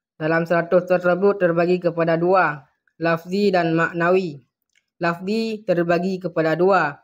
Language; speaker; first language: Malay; non-native, local second language; Achinese